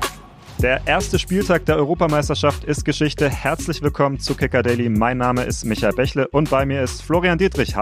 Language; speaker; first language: German; native; German